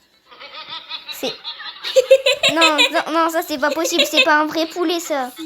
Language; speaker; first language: French; native; French